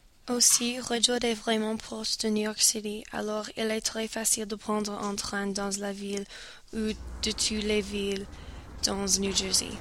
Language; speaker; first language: French; non-native, learner; English